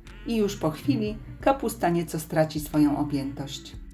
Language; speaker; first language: Polish; native; Polish